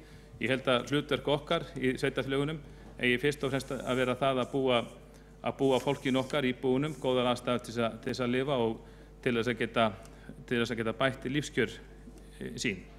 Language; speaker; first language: Icelandic; native; Icelandic